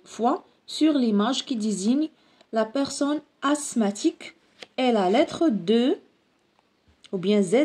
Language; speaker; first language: French; non-native, local second language; Arabic